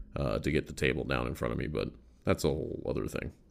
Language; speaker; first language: English; native; English